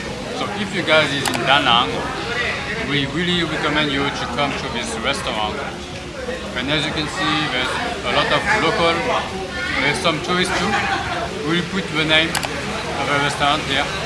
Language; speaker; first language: English; non-native, fluent; French